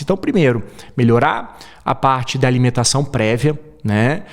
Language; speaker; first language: Portuguese; native; Portuguese